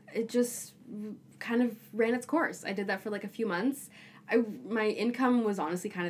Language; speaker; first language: English; native; English